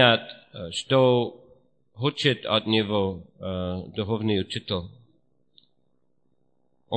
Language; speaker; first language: Russian; non-native, fluent; English